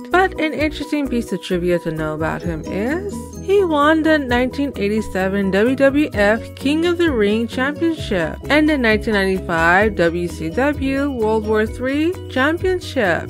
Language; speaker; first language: English; native; English